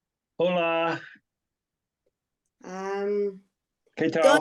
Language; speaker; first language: Spanish; non-native, learner; English